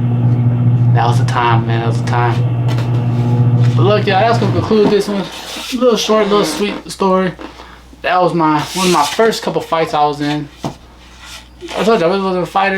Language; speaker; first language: English; native; English